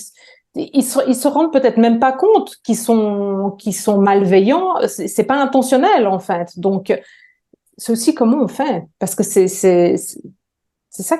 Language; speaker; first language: French; native; French